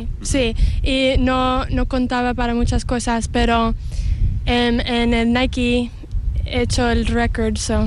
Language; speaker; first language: Spanish; early bilingual, heritage; English